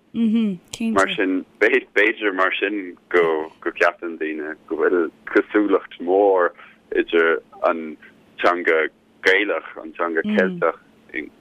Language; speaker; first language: Irish; non-native, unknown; German